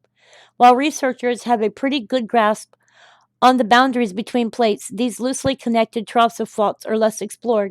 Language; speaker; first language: English; native; English